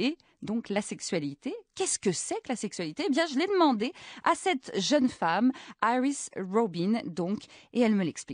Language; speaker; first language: French; native; French